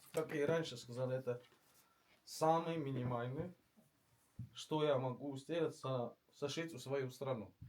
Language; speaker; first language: Russian; non-native, learner; Estonian